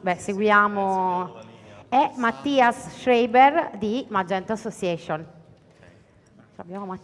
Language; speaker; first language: Italian; native; Italian